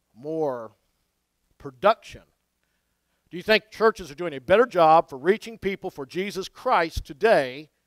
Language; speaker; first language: English; native; English